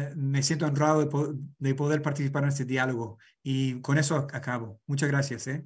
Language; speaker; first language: Spanish; non-native, fluent; English